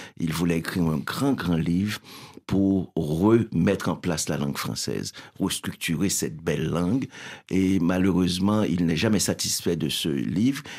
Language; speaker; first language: French; non-native, local second language; Haitian Creole